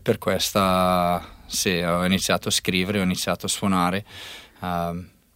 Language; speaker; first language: Italian; non-native, learner; English